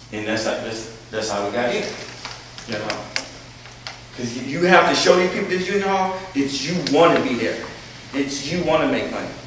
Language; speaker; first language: English; native; English